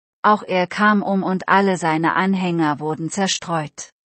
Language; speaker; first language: German; native; German